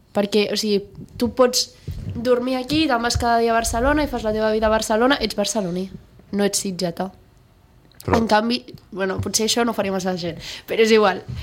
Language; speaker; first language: Catalan; native; Catalan